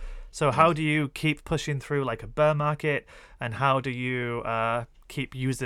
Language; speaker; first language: English; native; English